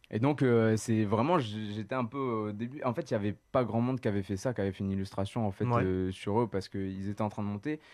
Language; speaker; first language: French; native; French